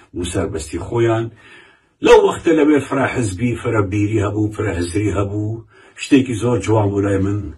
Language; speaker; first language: Central Kurdish; non-native, local second language; Kurdish